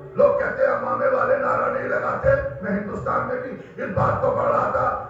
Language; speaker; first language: Urdu; native; Urdu